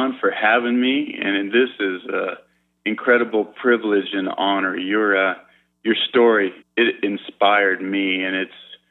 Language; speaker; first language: English; native; English